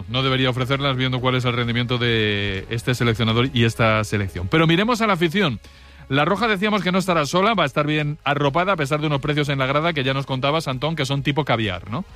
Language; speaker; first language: Spanish; native; Spanish